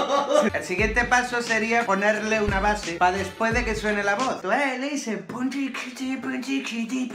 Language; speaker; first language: Spanish; native; Spanish